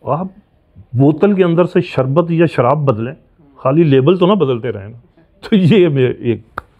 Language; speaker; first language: Urdu; non-native, local second language; Punjabi